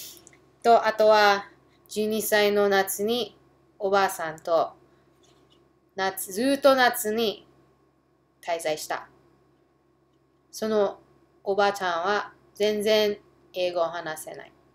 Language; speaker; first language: Japanese; early bilingual, heritage; English